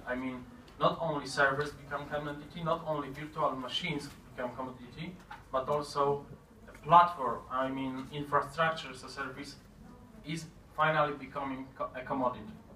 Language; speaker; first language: English; non-native, fluent; Polish